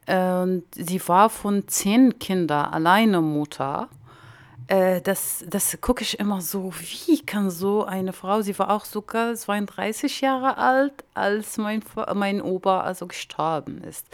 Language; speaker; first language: German; non-native, learner; Arabic